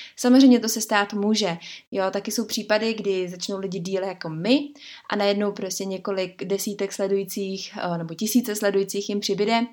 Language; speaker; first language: Czech; native; Czech